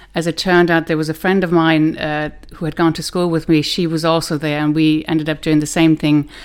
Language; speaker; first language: English; non-native, fluent; German